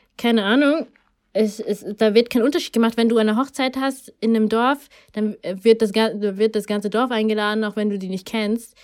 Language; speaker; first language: German; early bilingual, other home language; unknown